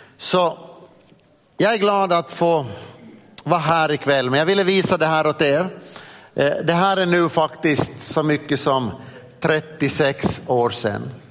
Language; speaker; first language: Swedish; native; Swedish